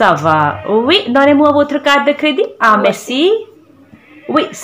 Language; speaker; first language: French; non-native, fluent; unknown